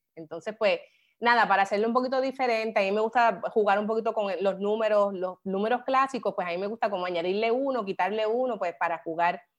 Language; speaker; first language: Spanish; native; Spanish